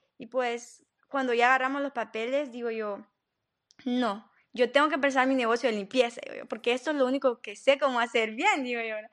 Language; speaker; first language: Spanish; native; Spanish